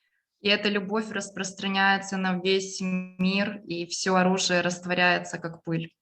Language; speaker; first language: Russian; native; Russian